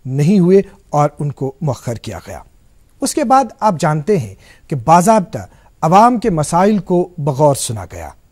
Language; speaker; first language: Hindi; non-native, local second language; Kashmiri